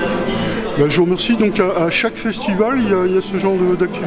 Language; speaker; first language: French; native; French